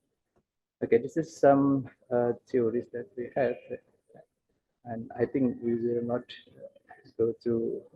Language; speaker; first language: English; non-native, fluent; Banjar